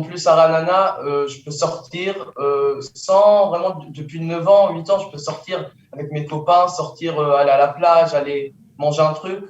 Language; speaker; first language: French; early bilingual, heritage; French